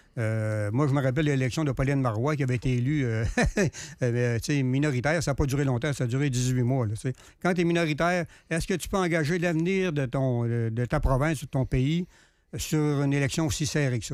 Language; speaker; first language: French; native; French